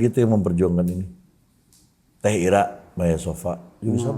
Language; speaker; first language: Indonesian; native; Indonesian